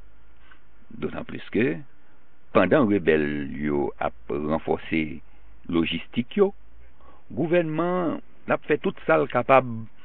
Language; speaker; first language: French; non-native, local second language; Haitian Creole